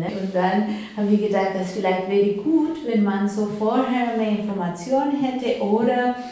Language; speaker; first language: German; non-native, fluent; Spanish